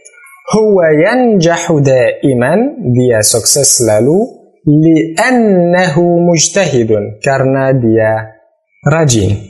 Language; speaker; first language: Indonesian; non-native, learner; Arabic